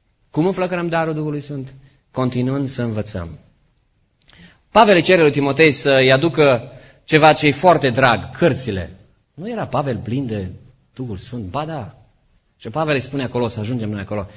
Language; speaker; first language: Romanian; native; Romanian